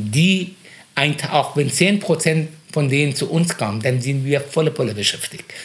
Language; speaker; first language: German; non-native, fluent; Persian